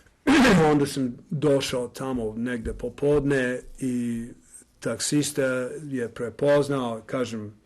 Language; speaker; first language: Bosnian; non-native, learner; English